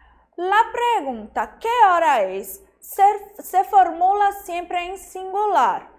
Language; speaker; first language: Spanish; non-native, fluent; Portuguese